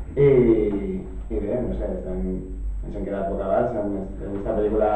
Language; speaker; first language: Catalan; non-native, local second language; Spanish